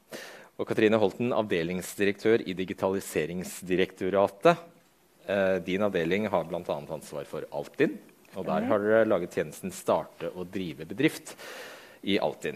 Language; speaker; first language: Norwegian; native; Norwegian